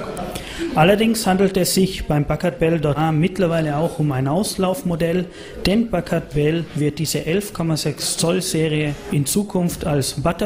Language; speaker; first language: German; native; German